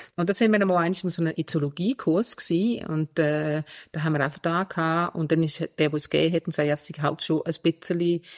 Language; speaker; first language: German; non-native, fluent; Danish